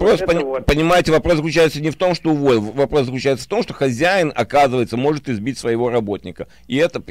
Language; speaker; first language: Russian; native; Russian